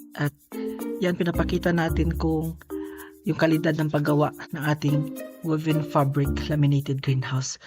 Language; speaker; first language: Filipino; non-native, local second language; Cebuano